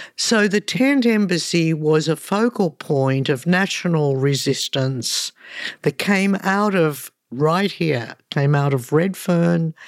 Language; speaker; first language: English; early bilingual, other home language; Hungarian